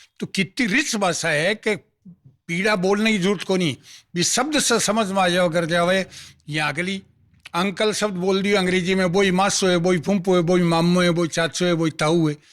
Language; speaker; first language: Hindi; non-native, local second language; Marwari